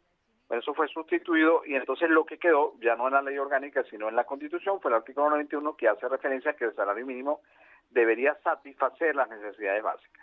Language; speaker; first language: Spanish; native; Spanish